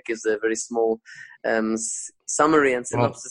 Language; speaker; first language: English; non-native, local second language; Spanish